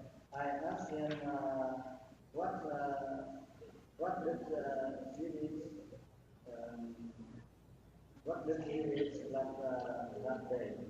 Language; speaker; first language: English; non-native, learner; Vietnamese